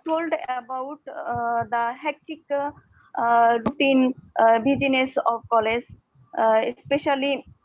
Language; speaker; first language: English; non-native, learner; Bangla